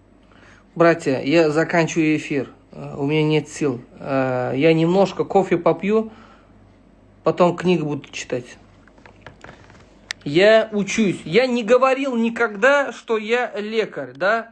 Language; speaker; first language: Russian; non-native, local second language; Uzbek